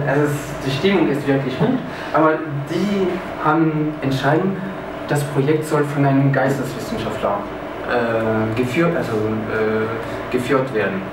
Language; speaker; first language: German; non-native, fluent; French